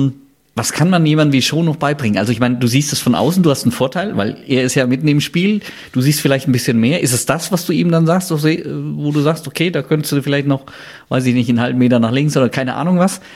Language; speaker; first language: German; native; German